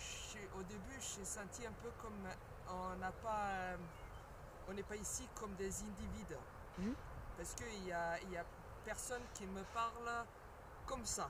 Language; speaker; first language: French; non-native, fluent; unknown